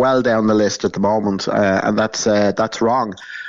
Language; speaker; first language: English; native; English